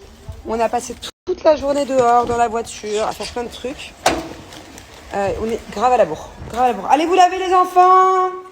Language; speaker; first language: French; native; French